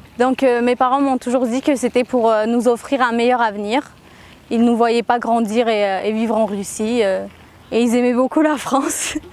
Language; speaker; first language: French; early bilingual, other home language; Armenian